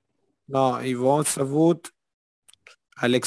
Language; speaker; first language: Russian; non-native, learner; Spanish